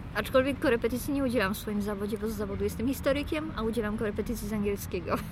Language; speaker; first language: Polish; native; Polish